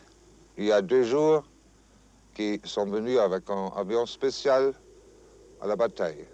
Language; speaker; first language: French; non-native, fluent; German